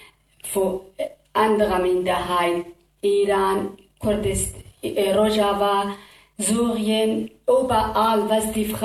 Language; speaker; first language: German; non-native, learner; Kurdish